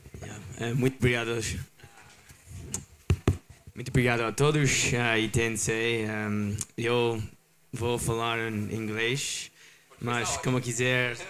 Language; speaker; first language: Portuguese; non-native, learner; English